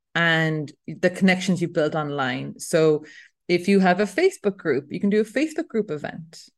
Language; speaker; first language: English; native; English